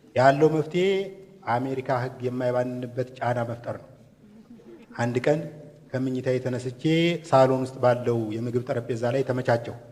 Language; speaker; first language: Amharic; native; Amharic